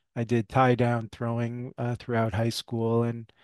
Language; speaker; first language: English; early bilingual, other home language; French